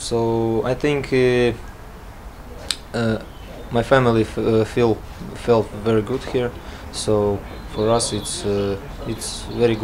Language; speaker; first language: English; non-native, learner; Latvian